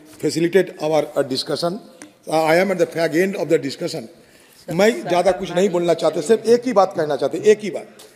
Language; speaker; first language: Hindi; native; Hindi